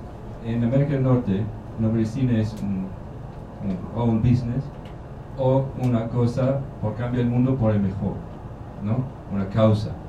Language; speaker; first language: Spanish; non-native, learner; German